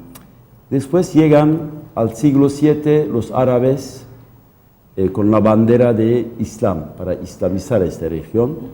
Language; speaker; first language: Spanish; non-native, local second language; Kurdish